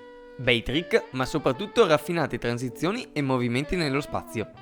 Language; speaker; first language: Italian; native; Italian